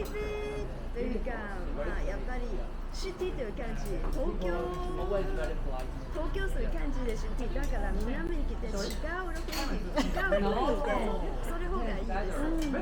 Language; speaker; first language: Japanese; non-native, fluent; Chinese